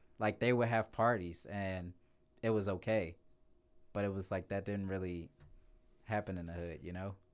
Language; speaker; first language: English; native; English